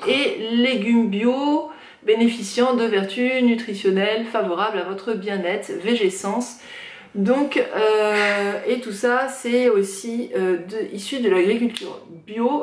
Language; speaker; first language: French; native; French